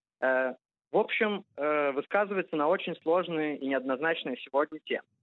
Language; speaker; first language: Russian; early bilingual, heritage; Russian